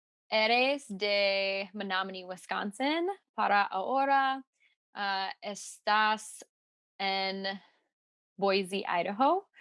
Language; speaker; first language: Spanish; non-native, learner; English